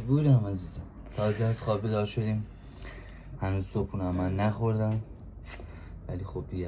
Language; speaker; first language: Persian; native; Persian